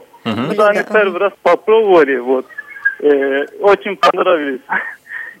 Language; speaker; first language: Russian; non-native, fluent; Turkish